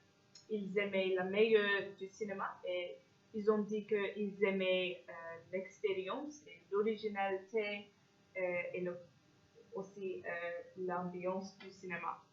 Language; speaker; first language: French; non-native, fluent; English